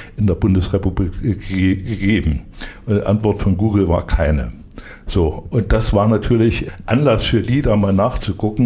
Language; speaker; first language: German; native; German